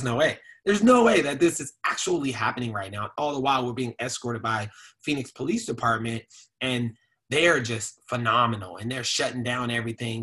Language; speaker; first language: English; native; English